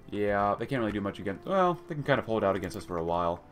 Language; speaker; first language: English; native; English